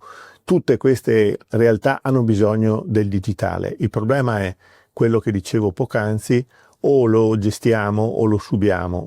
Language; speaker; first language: Italian; native; Italian